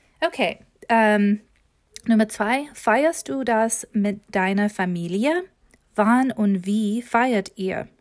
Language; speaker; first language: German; non-native, fluent; English